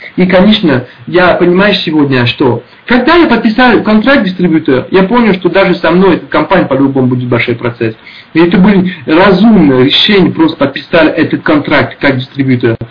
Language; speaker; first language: Russian; non-native, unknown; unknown